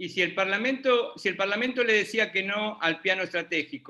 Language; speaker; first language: Spanish; native; Spanish